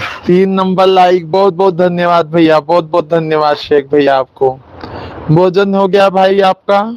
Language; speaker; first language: Hindi; non-native, local second language; Bhojpuri